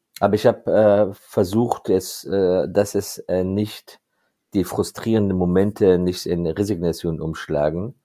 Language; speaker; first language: German; non-native, fluent; Persian